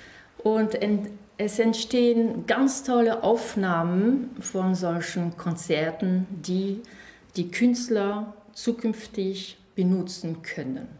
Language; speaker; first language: German; non-native, fluent; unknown